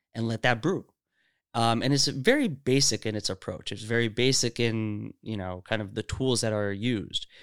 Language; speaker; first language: English; native; English